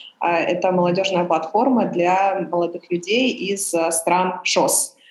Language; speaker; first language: Russian; native; Russian